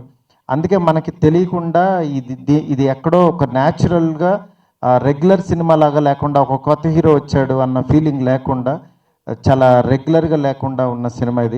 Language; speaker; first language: Telugu; native; Telugu